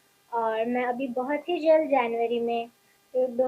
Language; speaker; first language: Hindi; non-native, local second language; Odia